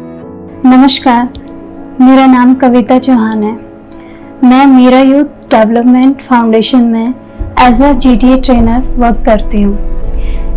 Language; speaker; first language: Hindi; native; Hindi